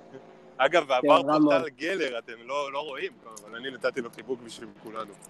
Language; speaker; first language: Hebrew; native; Hebrew